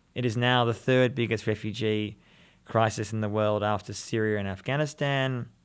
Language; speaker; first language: English; native; English